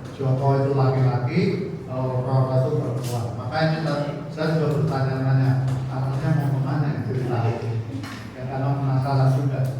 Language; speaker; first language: Indonesian; native; Indonesian